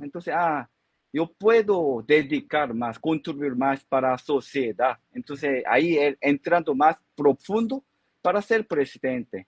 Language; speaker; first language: Spanish; non-native, fluent; Korean